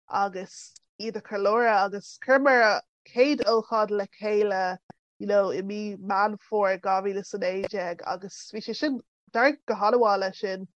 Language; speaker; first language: Irish; early bilingual, other home language; English